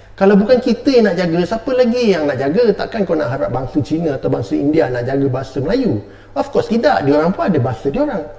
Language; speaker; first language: Malay; native; Malay